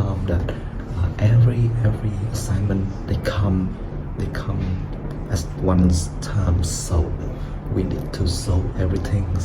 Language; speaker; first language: English; non-native, learner; Vietnamese